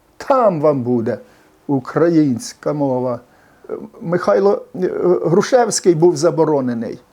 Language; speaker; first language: Ukrainian; native; Ukrainian